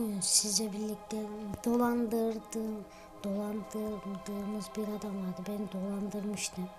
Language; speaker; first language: Turkish; native; Turkish